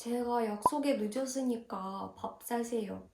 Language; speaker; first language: Korean; non-native, fluent; Ukrainian